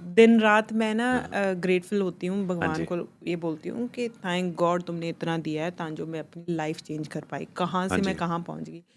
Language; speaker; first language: Hindi; non-native, local second language; Punjabi